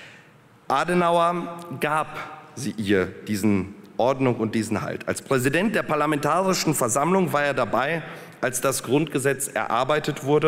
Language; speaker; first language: German; early bilingual, other home language; Polish